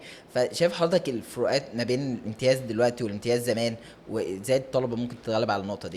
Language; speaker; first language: Arabic; native; Arabic